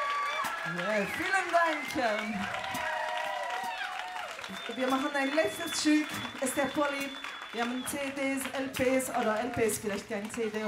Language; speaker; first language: German; non-native, local second language; French